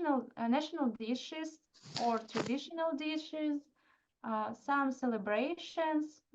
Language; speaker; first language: English; non-native, fluent; Russian